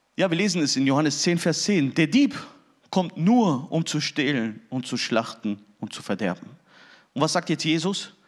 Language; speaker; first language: German; early bilingual, other home language; Turkish